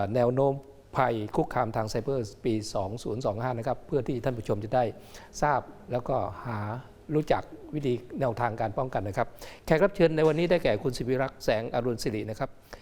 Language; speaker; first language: Thai; native; Thai